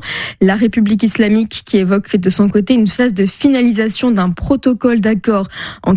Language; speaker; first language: French; native; French